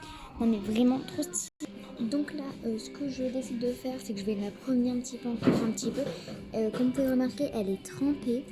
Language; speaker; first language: French; native; French